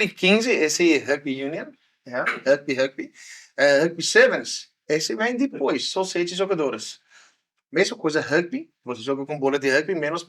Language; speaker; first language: Portuguese; non-native, learner; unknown